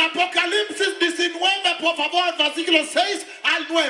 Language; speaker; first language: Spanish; non-native, learner; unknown